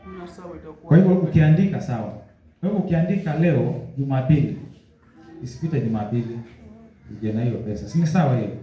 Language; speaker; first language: Swahili; native; Swahili